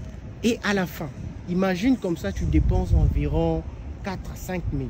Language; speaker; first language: French; non-native, local second language; Lingala